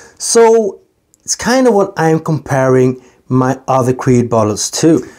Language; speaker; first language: English; non-native, fluent; Swedish